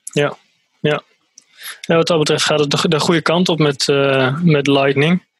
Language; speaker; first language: Dutch; native; Dutch